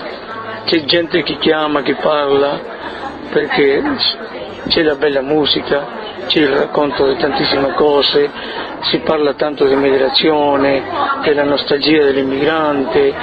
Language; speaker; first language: Italian; early bilingual, heritage; Italian